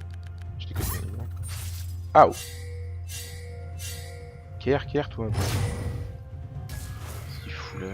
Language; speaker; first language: French; native; French